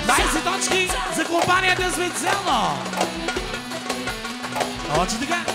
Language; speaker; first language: Bulgarian; non-native, local second language; Turkish